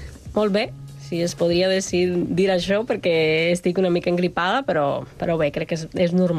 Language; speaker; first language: Catalan; non-native, fluent; Spanish